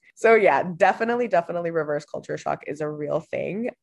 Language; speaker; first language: English; non-native, fluent; Spanish